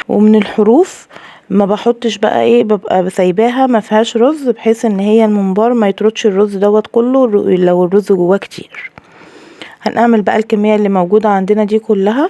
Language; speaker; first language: Arabic; native; Arabic